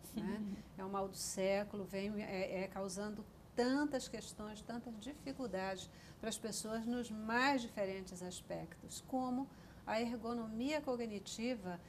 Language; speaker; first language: Portuguese; native; Portuguese